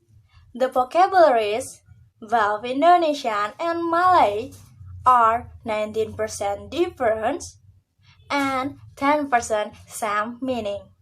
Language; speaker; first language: English; non-native, learner; Indonesian